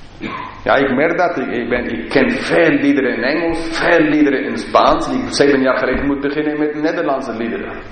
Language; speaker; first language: Dutch; non-native, fluent; English